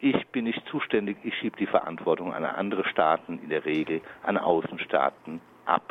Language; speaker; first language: German; native; German